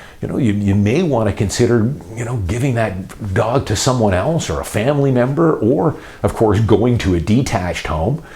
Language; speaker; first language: English; native; English